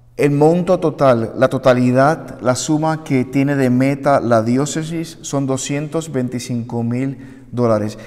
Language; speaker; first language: Spanish; native; Spanish